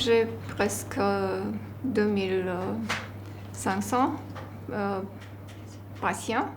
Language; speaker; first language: French; non-native, learner; Romanian